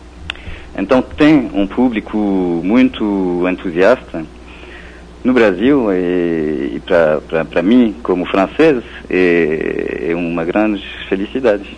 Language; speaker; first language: Portuguese; non-native, fluent; French